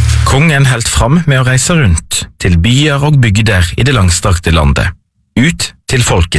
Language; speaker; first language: Norwegian; native; Norwegian